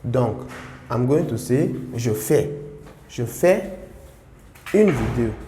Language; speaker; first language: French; non-native, fluent; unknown